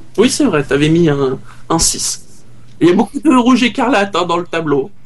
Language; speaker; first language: French; native; French